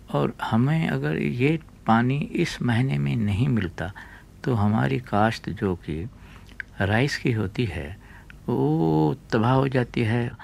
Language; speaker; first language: Urdu; non-native, local second language; Sindhi